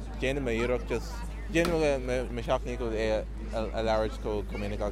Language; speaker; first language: Irish; non-native, local second language; English